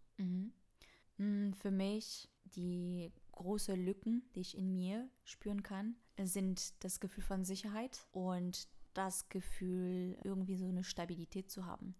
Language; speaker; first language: German; non-native, fluent; French